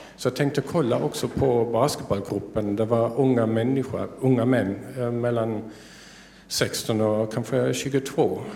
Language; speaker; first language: Swedish; non-native, fluent; German